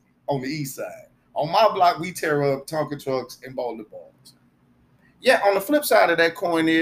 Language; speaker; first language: English; native; English